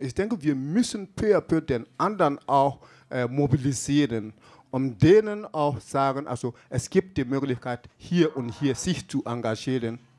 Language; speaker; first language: German; non-native, fluent; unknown